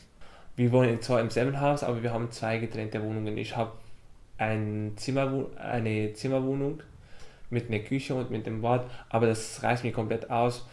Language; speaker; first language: German; early bilingual, other home language; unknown